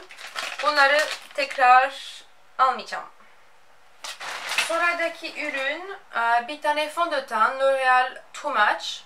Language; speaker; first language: Turkish; non-native, fluent; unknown